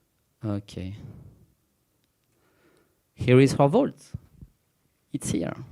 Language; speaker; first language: English; non-native, fluent; French